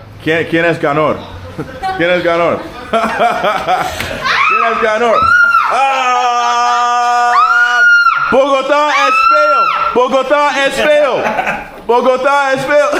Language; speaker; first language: Spanish; non-native, learner; English